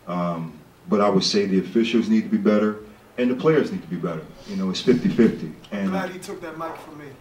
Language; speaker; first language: English; native; English